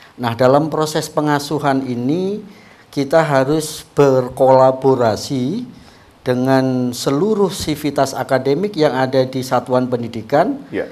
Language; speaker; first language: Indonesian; non-native, local second language; Javanese